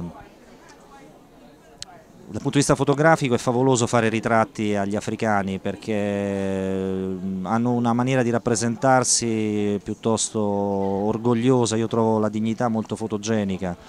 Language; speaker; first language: Italian; native; Italian